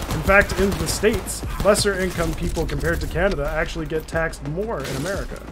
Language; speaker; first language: English; native; English